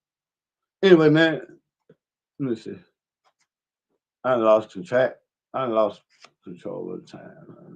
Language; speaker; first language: English; native; English